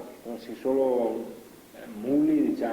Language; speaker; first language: Italian; native; Italian